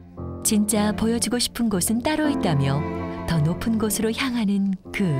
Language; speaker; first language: Korean; native; Korean